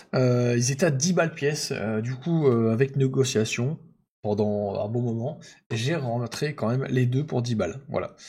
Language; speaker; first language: French; native; French